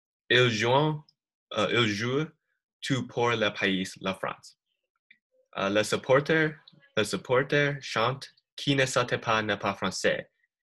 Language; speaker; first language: French; non-native, learner; English